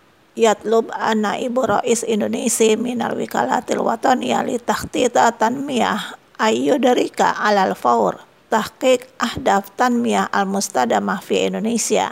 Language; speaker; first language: Arabic; non-native, fluent; Indonesian